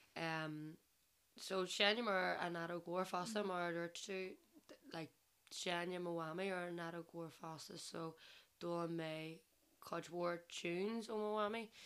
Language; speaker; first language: Irish; non-native, local second language; English